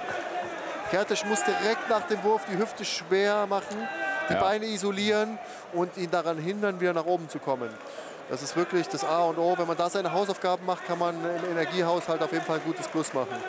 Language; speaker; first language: German; native; German